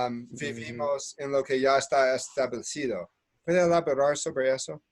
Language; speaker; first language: Spanish; non-native, fluent; English